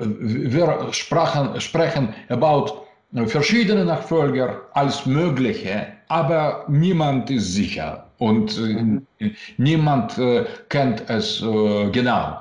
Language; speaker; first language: German; non-native, learner; Russian